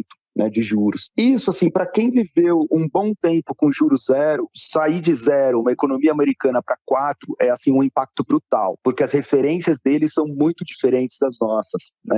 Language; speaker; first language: Portuguese; native; Portuguese